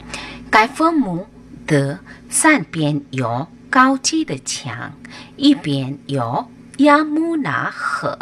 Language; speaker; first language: Chinese; non-native, fluent; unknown